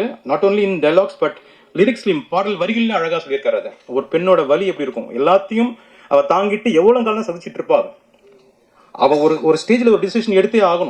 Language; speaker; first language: Tamil; native; Tamil